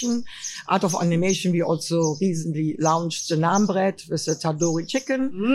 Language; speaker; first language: English; non-native, fluent; German